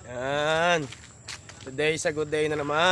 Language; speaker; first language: Filipino; native; Filipino